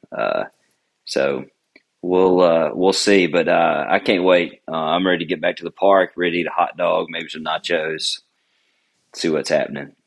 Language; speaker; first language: English; native; English